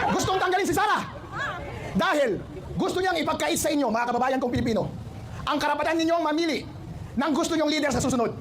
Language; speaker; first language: Filipino; non-native, local second language; Iloko